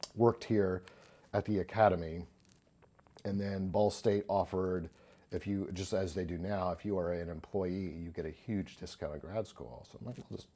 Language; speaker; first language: English; native; English